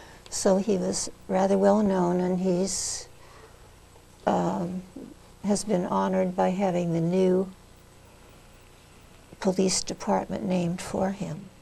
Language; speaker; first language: English; native; English